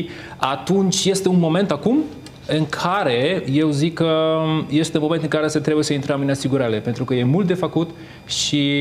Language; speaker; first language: Romanian; non-native, fluent; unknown